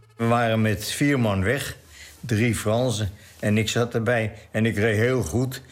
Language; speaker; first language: Dutch; native; Dutch